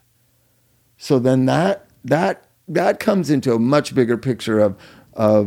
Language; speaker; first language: English; native; English